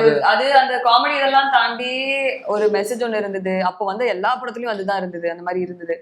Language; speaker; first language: Tamil; native; Tamil